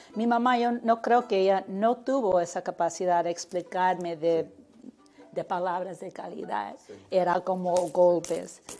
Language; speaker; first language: Spanish; early bilingual, heritage; Spanish